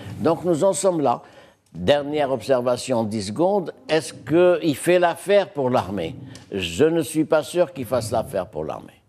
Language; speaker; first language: French; non-native, local second language; Arabic